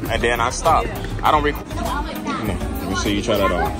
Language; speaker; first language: English; native; English